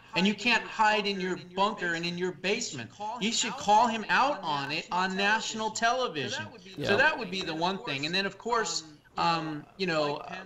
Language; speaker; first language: English; native; English